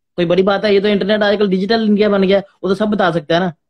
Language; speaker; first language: Hindi; native; Hindi